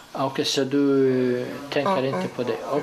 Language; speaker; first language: Swedish; non-native, fluent; Arabic